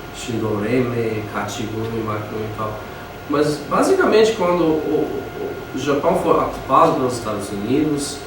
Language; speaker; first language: Portuguese; non-native, fluent; English